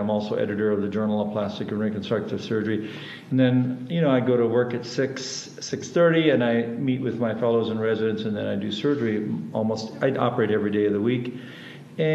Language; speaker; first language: English; early bilingual, other home language; German